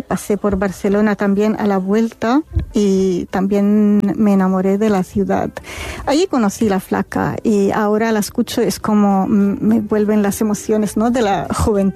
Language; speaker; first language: Spanish; non-native, fluent; Arabic